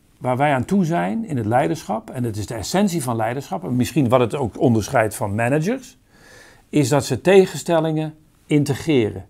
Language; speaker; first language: Dutch; native; Dutch